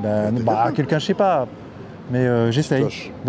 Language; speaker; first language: French; native; French